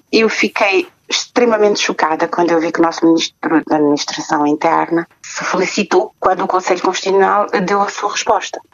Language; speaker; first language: Portuguese; non-native, local second language; Kabuverdianu